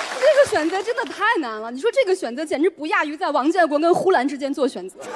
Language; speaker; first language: Chinese; native; Chinese